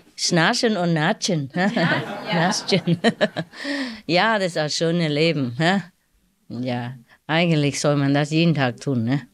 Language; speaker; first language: German; non-native, learner; Vietnamese